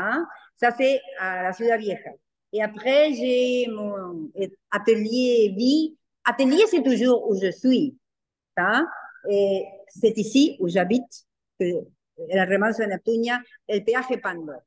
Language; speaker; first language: French; non-native, learner; Spanish